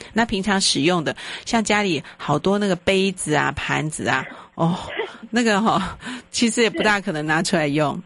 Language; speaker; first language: Chinese; native; Chinese